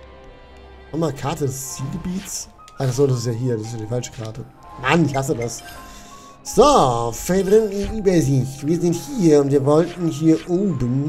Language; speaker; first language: German; native; German